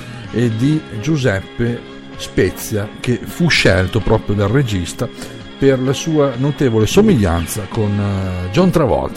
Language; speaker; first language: Italian; native; Italian